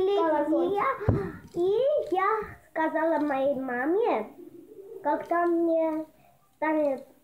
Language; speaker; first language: Russian; early bilingual, heritage; Russian